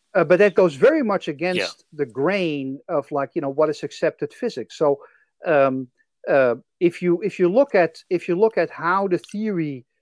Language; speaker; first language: English; non-native, fluent; Dutch